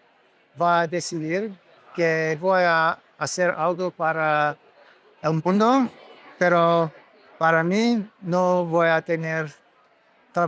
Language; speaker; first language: Spanish; non-native, learner; English